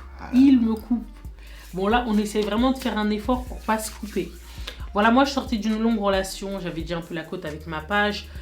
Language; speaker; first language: French; early bilingual, other home language; Lingala